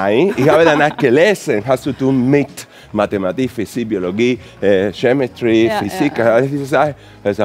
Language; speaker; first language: German; non-native, fluent; Spanish